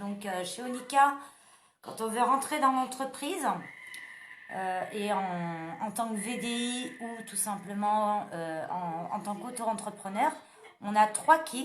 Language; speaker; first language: French; native; French